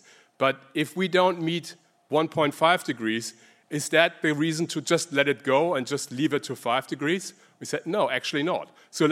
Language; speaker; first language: English; non-native, fluent; German